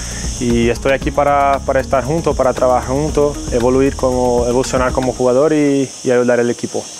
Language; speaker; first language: Spanish; non-native, fluent; Portuguese